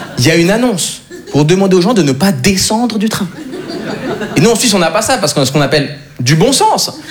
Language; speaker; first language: French; native; French